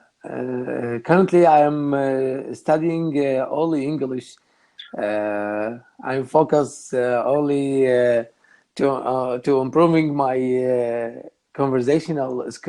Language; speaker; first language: English; non-native, learner; Arabic